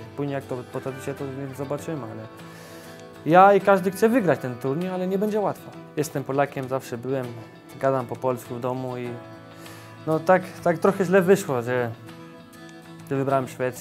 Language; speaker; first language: Polish; early bilingual, heritage; Polish